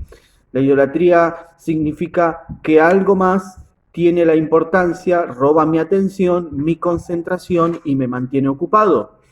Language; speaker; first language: Spanish; native; Spanish